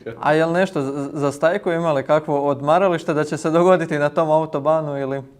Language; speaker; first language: Croatian; native; Croatian